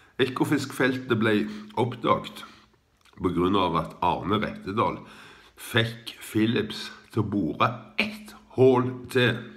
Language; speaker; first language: Norwegian; native; Norwegian